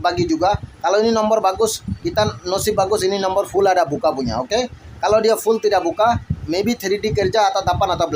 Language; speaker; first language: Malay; non-native, fluent; Bangla